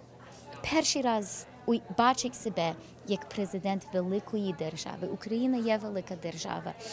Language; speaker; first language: Ukrainian; early bilingual, heritage; Ukrainian